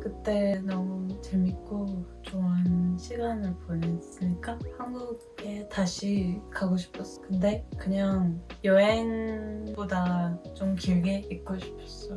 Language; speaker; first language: Korean; non-native, fluent; Dutch